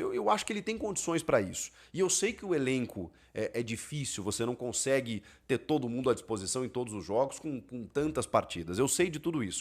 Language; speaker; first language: Portuguese; native; Portuguese